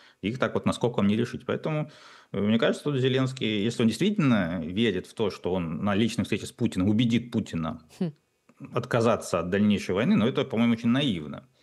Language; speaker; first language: Russian; native; Russian